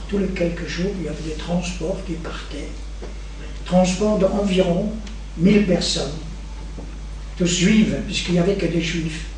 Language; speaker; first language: French; native; French